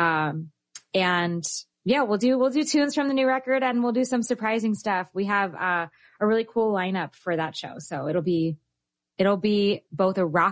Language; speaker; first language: English; native; English